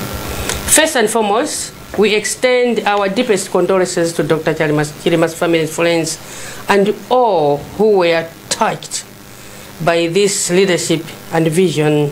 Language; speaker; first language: English; non-native, local second language; Nyanja